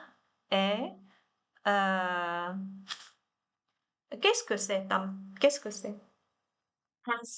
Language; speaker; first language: French; non-native, learner; Chinese